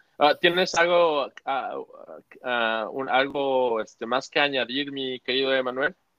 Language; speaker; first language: Spanish; native; Spanish